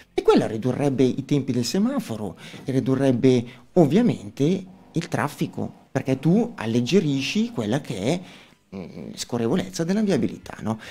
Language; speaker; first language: Italian; native; Italian